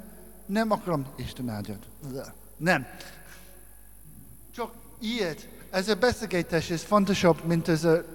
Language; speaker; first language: Hungarian; non-native, learner; English